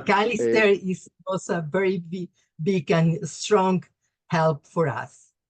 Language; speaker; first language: English; non-native, learner; Spanish